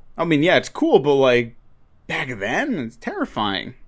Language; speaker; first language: English; early bilingual, other home language; Spanish